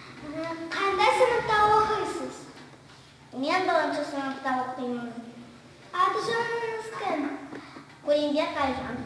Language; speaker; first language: Kazakh; non-native, local second language; Russian